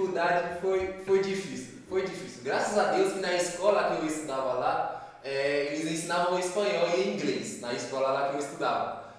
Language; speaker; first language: Portuguese; non-native, fluent; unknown